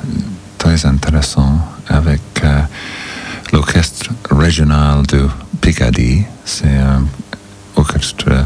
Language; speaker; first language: French; non-native, learner; English